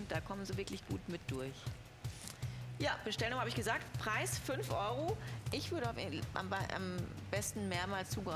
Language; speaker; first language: German; native; German